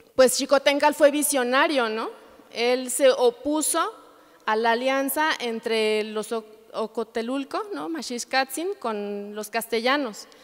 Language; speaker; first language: Spanish; native; Spanish